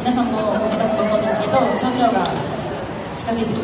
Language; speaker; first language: Japanese; non-native, learner; Korean